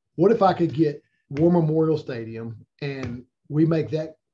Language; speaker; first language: English; native; English